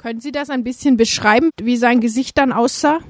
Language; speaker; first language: German; native; German